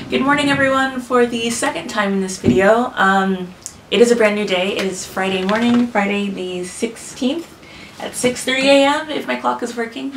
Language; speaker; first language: English; native; English